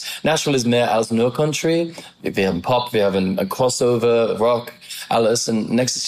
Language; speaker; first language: German; non-native, learner; English